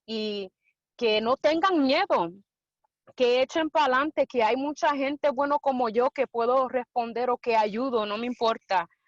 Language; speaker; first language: Spanish; early bilingual, heritage; Spanish